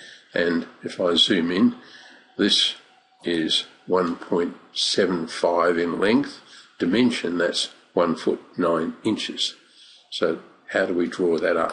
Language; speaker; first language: English; native; English